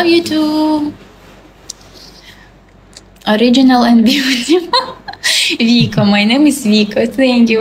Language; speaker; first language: English; non-native, learner; Russian